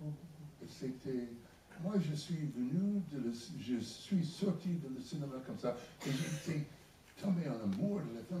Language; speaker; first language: French; non-native, learner; English